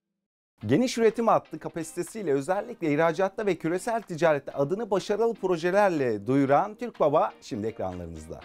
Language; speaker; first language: Turkish; native; Turkish